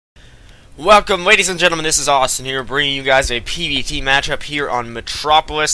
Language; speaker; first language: English; native; English